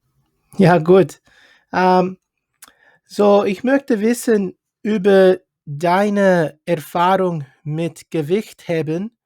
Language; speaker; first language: German; non-native, learner; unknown